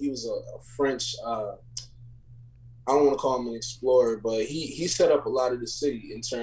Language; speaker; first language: English; native; English